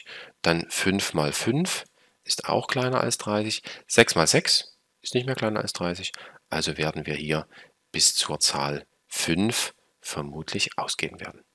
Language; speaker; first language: German; native; German